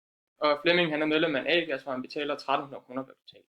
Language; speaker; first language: Danish; native; Danish